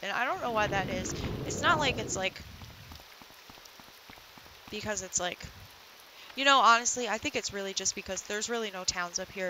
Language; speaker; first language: English; native; English